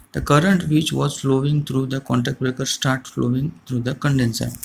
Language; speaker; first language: English; non-native, local second language; Gujarati